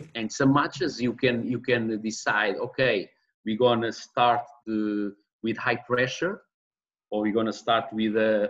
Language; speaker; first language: English; non-native, learner; Portuguese